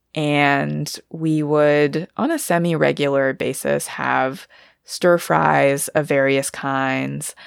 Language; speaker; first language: English; native; English